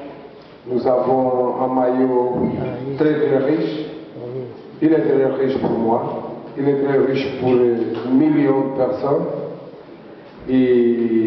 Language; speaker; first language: French; non-native, learner; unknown